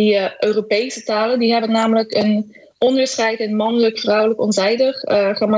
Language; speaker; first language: Dutch; early bilingual, other home language; Macedonian